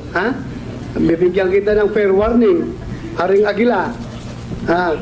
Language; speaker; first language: Filipino; non-native, local second language; Cebuano